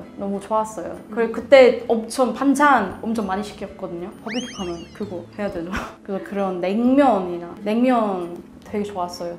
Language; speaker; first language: Korean; non-native, learner; Swedish